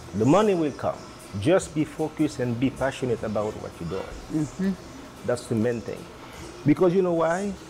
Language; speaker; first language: English; non-native, fluent; Haitian Creole